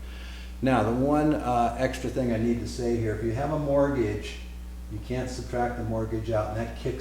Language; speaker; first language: English; native; English